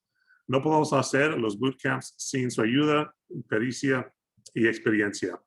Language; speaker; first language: Spanish; non-native, fluent; English